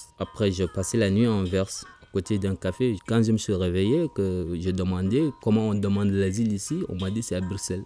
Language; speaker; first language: French; non-native, learner; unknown